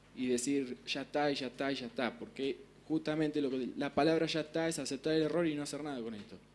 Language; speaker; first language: Spanish; native; Spanish